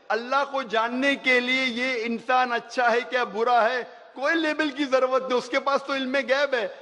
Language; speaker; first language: Hindi; non-native, local second language; Konkani